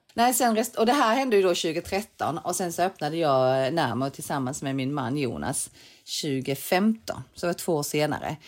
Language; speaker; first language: Swedish; early bilingual, other home language; Korean